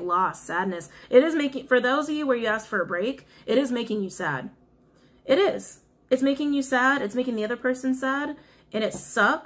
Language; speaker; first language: English; native; English